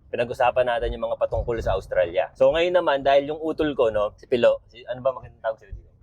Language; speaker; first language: Filipino; native; Filipino